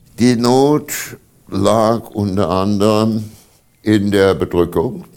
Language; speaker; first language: German; native; German